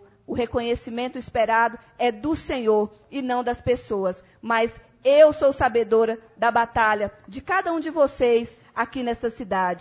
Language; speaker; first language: Portuguese; native; Portuguese